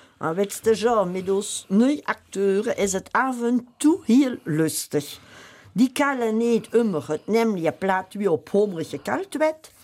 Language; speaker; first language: German; native; German